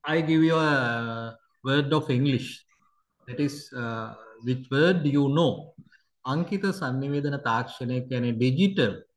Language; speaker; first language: English; non-native, local second language; Sinhala